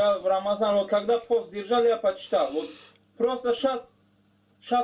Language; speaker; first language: Russian; non-native, learner; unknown